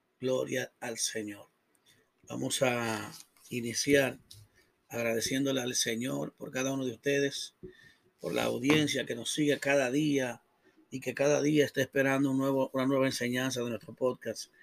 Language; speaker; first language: Spanish; native; Spanish